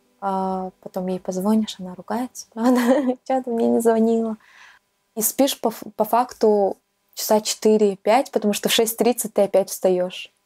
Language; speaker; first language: Russian; native; Russian